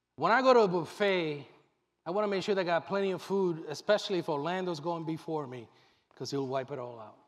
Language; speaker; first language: English; non-native, local second language; Spanish